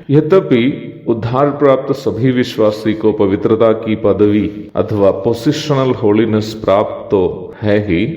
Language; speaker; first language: Hindi; non-native, local second language; Malayalam